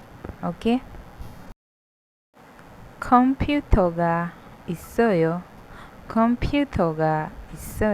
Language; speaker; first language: Korean; non-native, fluent; Hindi